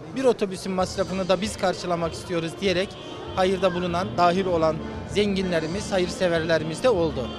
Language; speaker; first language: Turkish; native; Turkish